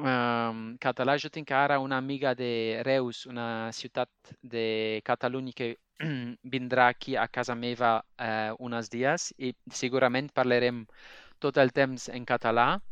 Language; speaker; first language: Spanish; non-native, fluent; Dutch